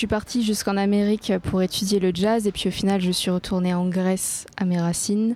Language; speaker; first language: French; non-native, fluent; Greek